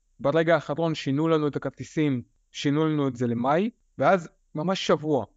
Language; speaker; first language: Hebrew; early bilingual, other home language; Russian